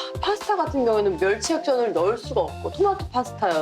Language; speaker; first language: Korean; native; Korean